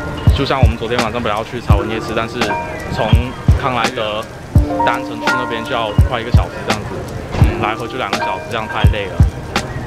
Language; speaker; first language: Chinese; native; Chinese